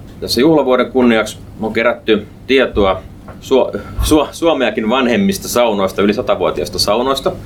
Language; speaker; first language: Finnish; native; Finnish